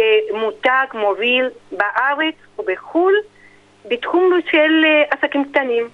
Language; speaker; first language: Hebrew; non-native, fluent; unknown